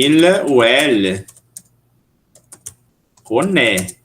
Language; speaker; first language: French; non-native, fluent; Portuguese